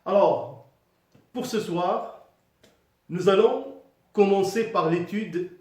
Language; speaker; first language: French; non-native, local second language; Arabic